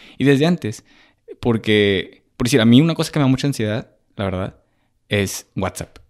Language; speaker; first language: Spanish; native; Spanish